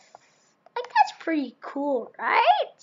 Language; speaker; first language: English; native; English